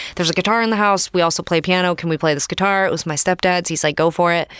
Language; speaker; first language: English; native; English